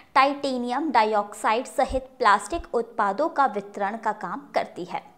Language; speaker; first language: Hindi; native; Hindi